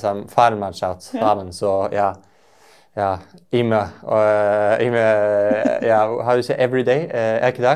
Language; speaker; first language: German; non-native, learner; Norwegian